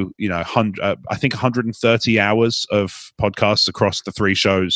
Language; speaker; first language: English; native; English